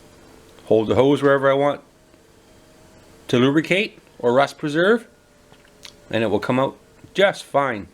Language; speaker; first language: English; native; English